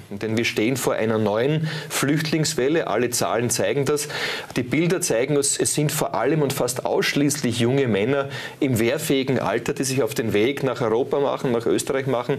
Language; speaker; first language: German; native; German